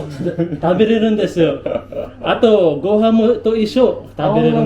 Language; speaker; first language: Japanese; non-native, learner; Filipino